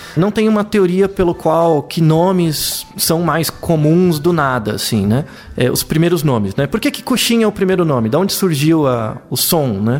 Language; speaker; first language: Portuguese; native; Portuguese